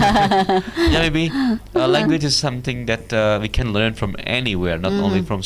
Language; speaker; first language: English; non-native, learner; Indonesian